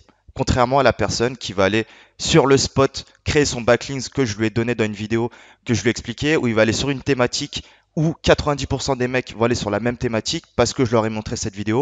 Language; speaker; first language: French; native; French